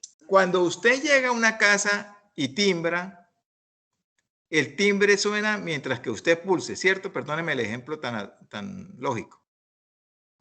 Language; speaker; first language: Spanish; native; Spanish